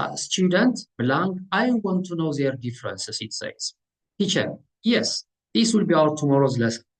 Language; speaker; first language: English; non-native, local second language; Amharic